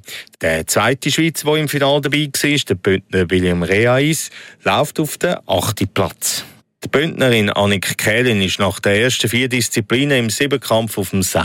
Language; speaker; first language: German; native; German